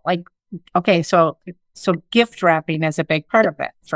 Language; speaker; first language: English; native; English